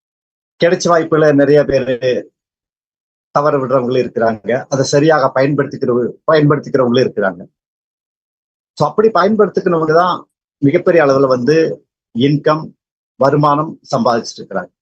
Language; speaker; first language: Tamil; native; Tamil